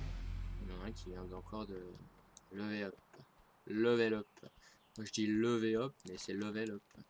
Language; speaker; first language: French; native; French